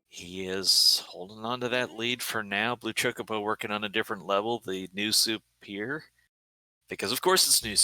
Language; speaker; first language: English; native; English